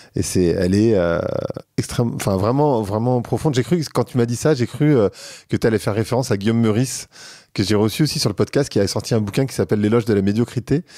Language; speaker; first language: French; native; French